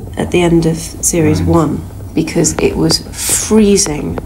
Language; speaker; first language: English; native; English